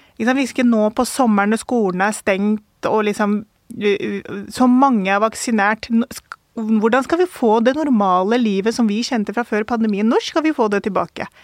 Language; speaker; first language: Norwegian; early bilingual, other home language; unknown